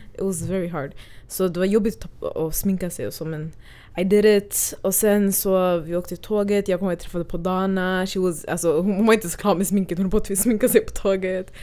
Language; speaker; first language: Swedish; early bilingual, other home language; Somali